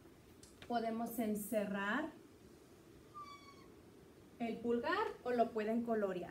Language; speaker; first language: Spanish; early bilingual, heritage; Spanish